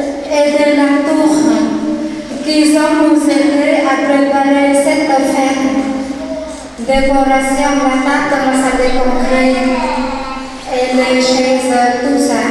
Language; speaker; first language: French; non-native, fluent; Vietnamese